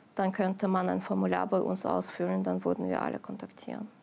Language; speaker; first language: German; non-native, fluent; Ukrainian